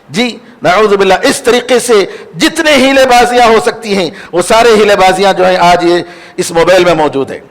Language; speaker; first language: Urdu; native; Urdu